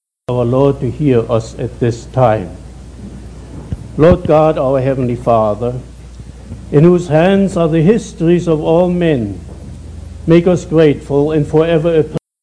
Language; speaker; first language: English; non-native, fluent; German